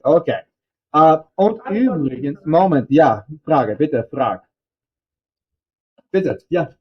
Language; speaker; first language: German; non-native, fluent; English